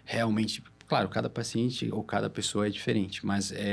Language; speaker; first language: Portuguese; native; Portuguese